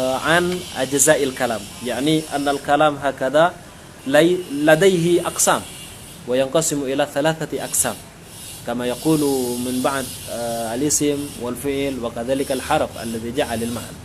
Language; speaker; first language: Arabic; non-native, fluent; Indonesian